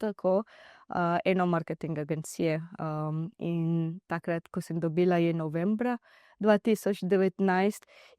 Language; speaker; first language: Slovenian; non-native, learner; Divehi